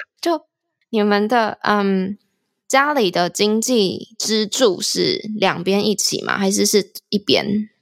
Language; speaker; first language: Chinese; native; Chinese